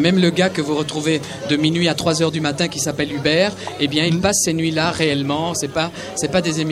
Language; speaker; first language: French; native; French